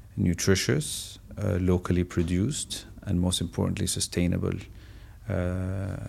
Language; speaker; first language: English; non-native, fluent; Arabic